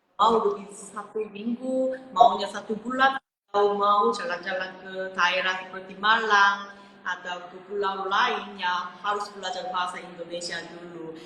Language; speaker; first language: Indonesian; non-native, fluent; Korean